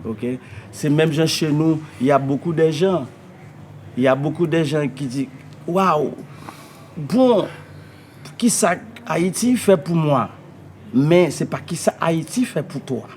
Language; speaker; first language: French; non-native, learner; Haitian Creole